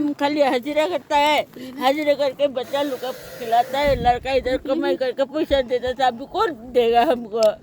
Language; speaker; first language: Hindi; non-native, local second language; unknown